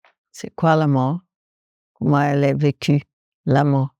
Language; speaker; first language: French; non-native, fluent; Portuguese